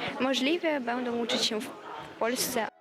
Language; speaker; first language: Polish; non-native, learner; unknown